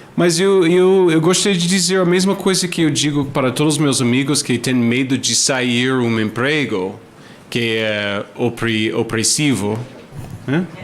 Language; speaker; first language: Portuguese; non-native, fluent; English